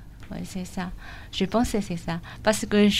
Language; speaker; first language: French; non-native, learner; Chinese